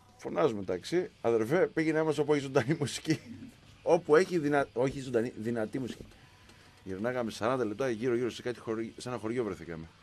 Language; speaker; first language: Greek; early bilingual, heritage; Greek